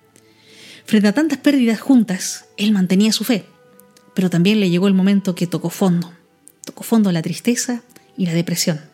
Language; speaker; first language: Spanish; native; Spanish